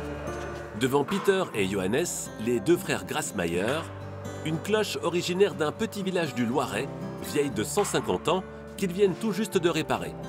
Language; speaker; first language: French; native; French